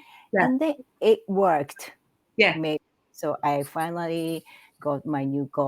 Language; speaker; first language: English; non-native, learner; Japanese